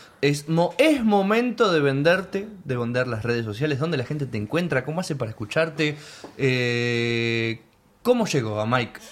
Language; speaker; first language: Spanish; native; Spanish